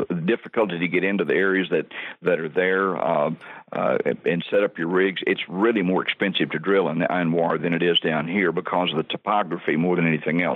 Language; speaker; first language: English; native; English